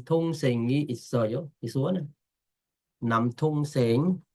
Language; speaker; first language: Korean; non-native, fluent; Khmer